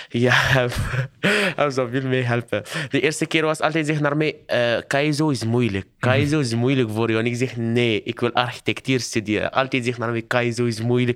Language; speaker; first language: Dutch; non-native, learner; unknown